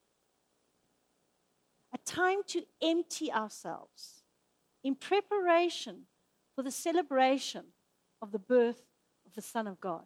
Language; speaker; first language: English; native; English